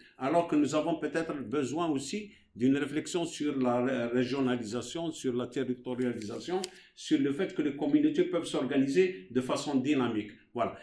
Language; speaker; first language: French; non-native, local second language; Arabic